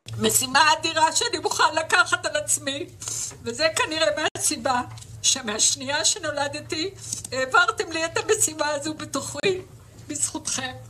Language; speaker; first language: Hebrew; native; Hebrew